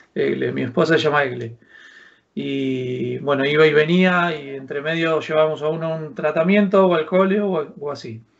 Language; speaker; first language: Spanish; native; Spanish